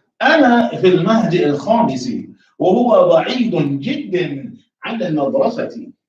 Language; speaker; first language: Arabic; non-native, fluent; English